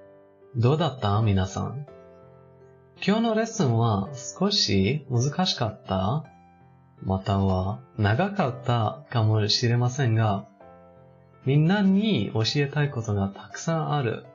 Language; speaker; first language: Japanese; non-native, fluent; Persian